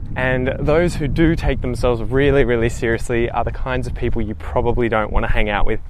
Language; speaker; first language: English; native; English